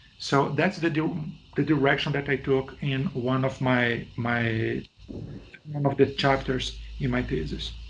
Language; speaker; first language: English; non-native, fluent; Portuguese